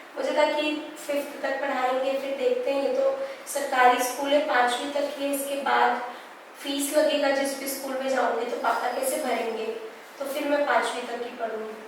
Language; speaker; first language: Hindi; native; Hindi